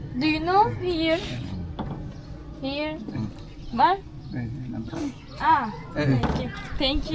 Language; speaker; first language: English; non-native, learner; Turkish